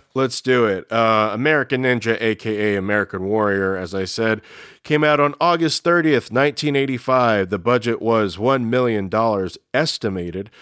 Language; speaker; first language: English; native; English